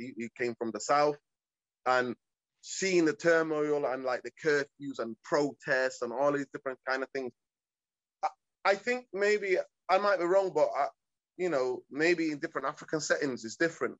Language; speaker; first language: English; early bilingual, other home language; Somali